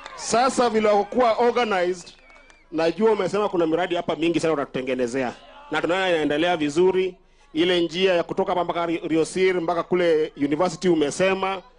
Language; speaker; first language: Swahili; non-native, local second language; Luo (Kenya and Tanzania)